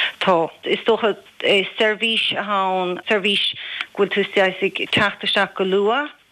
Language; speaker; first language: Irish; native; Irish